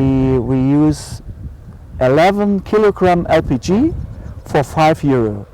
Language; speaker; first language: English; non-native, learner; German